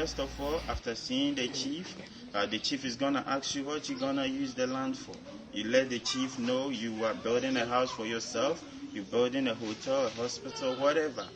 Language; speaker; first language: English; non-native, local second language; Akan